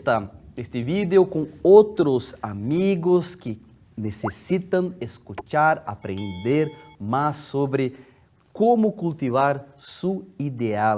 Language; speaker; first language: Spanish; non-native, fluent; Portuguese